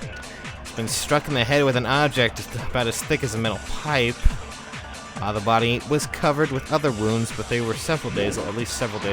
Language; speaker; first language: English; native; English